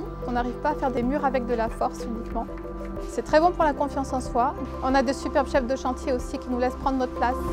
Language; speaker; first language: French; native; French